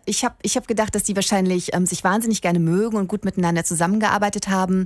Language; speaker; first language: German; native; German